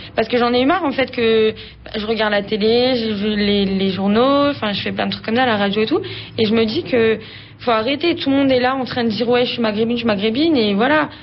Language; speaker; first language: French; early bilingual, other home language; Arabic